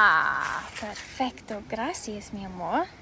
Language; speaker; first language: Spanish; non-native, learner; English